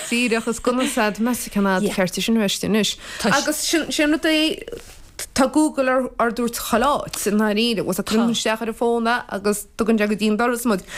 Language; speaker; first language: Irish; native; Irish